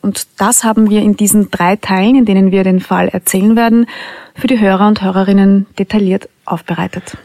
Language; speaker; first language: German; native; German